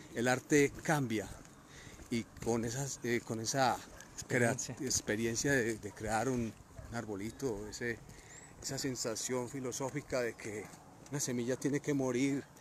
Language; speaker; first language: Spanish; native; Spanish